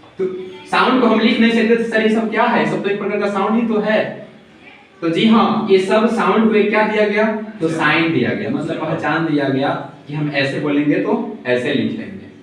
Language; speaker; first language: Hindi; native; Hindi